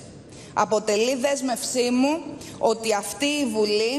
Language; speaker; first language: Greek; native; Greek